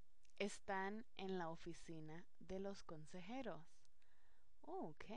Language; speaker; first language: Spanish; non-native, fluent; English